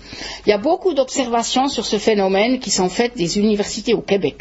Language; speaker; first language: French; native; French